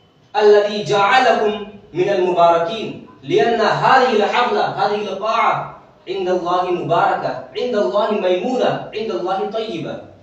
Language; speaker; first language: Arabic; non-native, fluent; Urdu